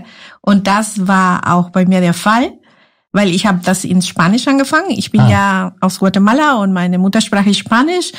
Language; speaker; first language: German; non-native, fluent; Spanish